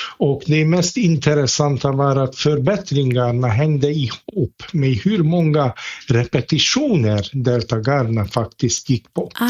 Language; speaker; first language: Swedish; non-native, fluent; Hungarian